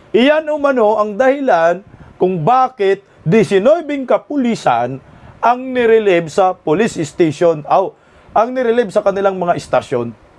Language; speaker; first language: Filipino; non-native, local second language; Cebuano